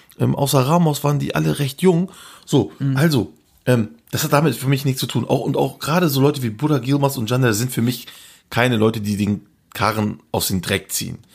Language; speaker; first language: German; early bilingual, other home language; Turkish